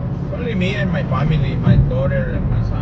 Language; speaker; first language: English; non-native, learner; Spanish